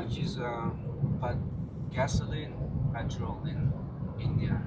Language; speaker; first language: English; non-native, fluent; Chinese